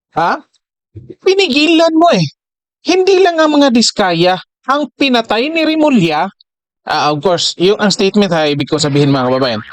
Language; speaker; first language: Filipino; native; Filipino